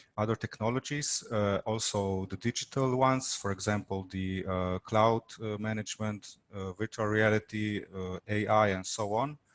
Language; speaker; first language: English; non-native, fluent; Slovenian